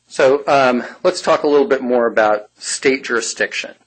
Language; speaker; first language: English; native; English